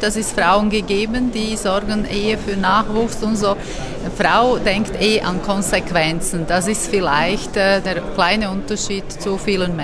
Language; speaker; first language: German; non-native, fluent; Slovak